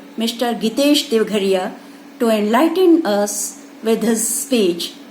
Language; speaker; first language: English; non-native, local second language; Hindi